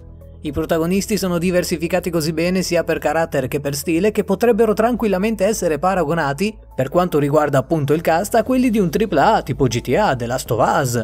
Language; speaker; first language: Italian; native; Italian